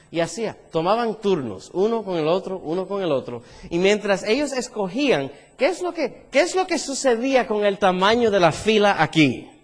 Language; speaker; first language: Spanish; early bilingual, heritage; Spanish